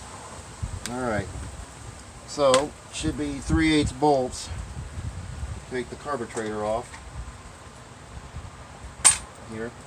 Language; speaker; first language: English; native; English